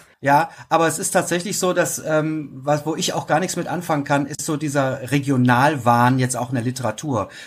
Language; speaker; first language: German; native; German